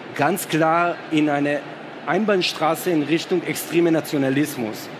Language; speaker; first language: German; non-native, fluent; Hebrew